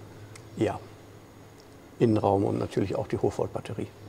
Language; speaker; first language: German; native; German